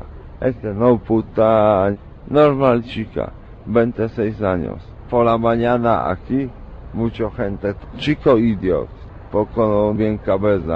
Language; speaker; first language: Spanish; non-native, learner; Polish